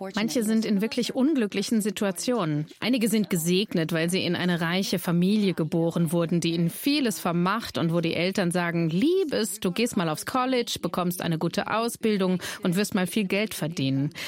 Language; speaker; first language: German; non-native, fluent; English